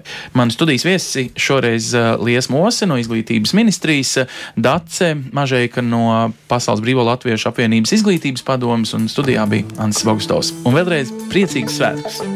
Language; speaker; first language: Latvian; native; Latvian